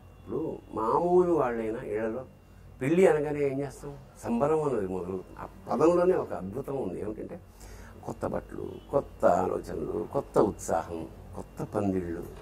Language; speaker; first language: Telugu; native; Telugu